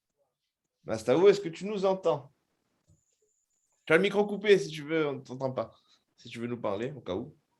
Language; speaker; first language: French; native; French